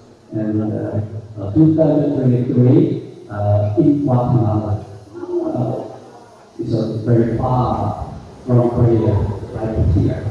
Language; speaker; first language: English; non-native, fluent; Korean